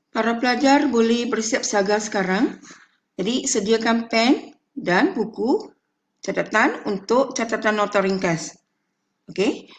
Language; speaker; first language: Malay; non-native, local second language; Chinese